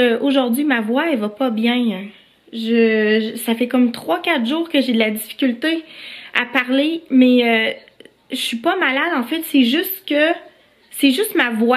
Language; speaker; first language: French; native; French